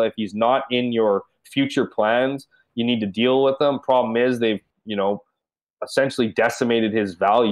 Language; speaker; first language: English; native; English